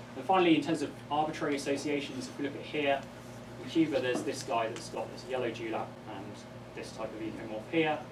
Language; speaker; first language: English; native; English